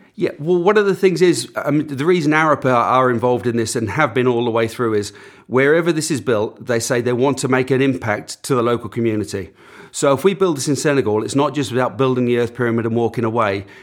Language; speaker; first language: English; native; English